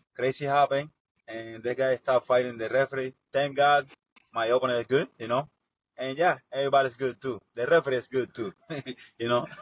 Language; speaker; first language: English; non-native, learner; Spanish